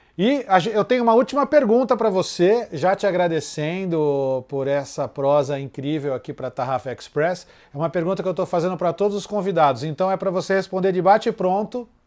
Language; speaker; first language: Portuguese; native; Portuguese